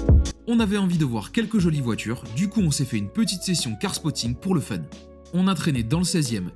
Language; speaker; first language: French; native; French